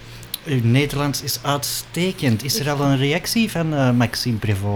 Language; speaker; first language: Dutch; native; Dutch